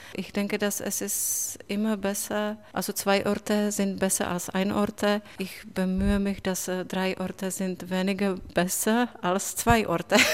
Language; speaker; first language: German; non-native, fluent; Czech